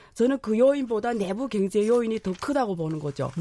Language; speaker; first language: Korean; early bilingual, heritage; Korean